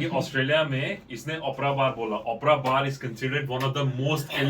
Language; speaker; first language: Hindi; native; Hindi